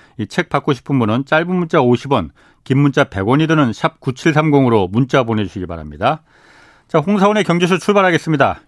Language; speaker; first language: Korean; native; Korean